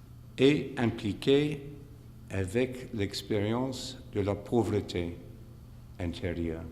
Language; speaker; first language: French; non-native, fluent; English